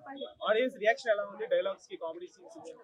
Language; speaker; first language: Telugu; native; Telugu